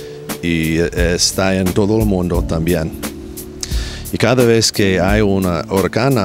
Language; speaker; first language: Spanish; non-native, learner; English